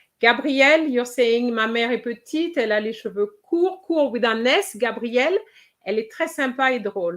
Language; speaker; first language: French; non-native, fluent; English